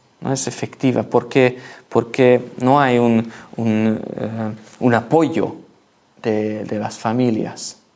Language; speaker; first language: Spanish; non-native, learner; Hungarian